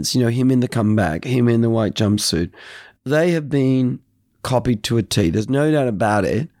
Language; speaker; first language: English; native; English